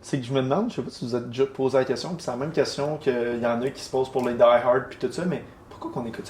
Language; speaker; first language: French; native; French